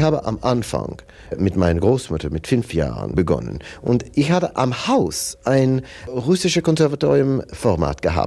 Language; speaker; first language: German; non-native, fluent; English